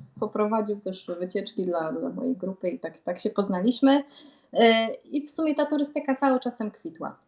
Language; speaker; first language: Polish; native; Polish